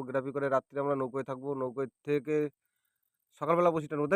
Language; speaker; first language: Bangla; native; Bangla